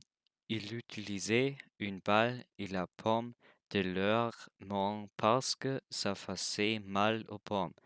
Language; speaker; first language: French; non-native, learner; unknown